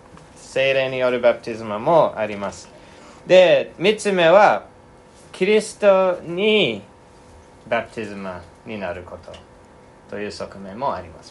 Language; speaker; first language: Japanese; non-native, fluent; English